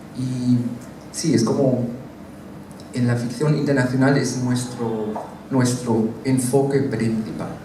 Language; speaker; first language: Spanish; non-native, fluent; German